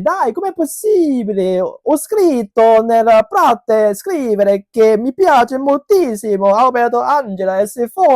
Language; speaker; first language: Italian; non-native, fluent; Cantonese